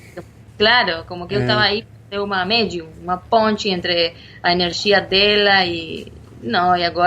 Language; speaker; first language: Portuguese; non-native, fluent; Spanish